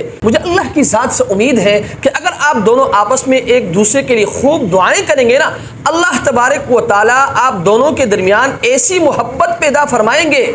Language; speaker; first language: Urdu; native; Urdu